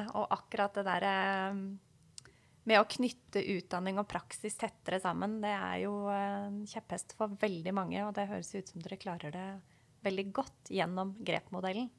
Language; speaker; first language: Norwegian; native; Norwegian